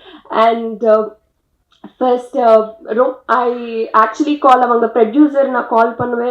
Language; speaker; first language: Tamil; non-native, learner; Telugu